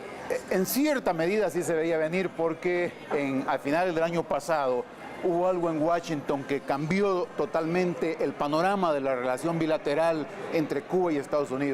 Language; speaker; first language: Spanish; native; Spanish